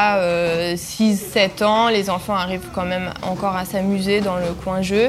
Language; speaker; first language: French; native; French